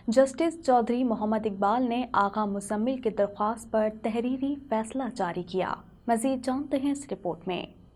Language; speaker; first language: Urdu; native; Urdu